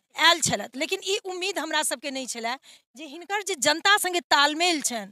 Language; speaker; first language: Maithili; native; Maithili